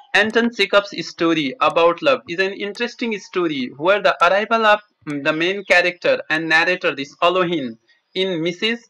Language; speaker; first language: English; non-native, local second language; Nepali